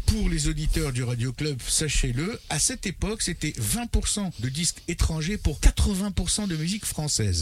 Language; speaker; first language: French; early bilingual, other home language; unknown